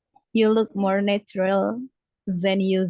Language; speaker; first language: English; non-native, fluent; Javanese